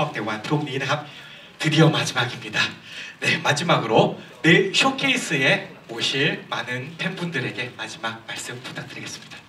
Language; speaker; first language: Korean; non-native, fluent; Thai